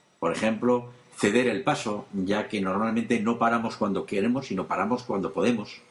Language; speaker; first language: Spanish; native; Spanish